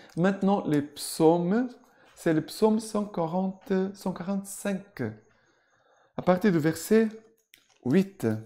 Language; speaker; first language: French; non-native, fluent; Portuguese